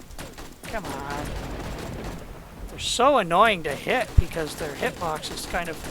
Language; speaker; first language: English; native; English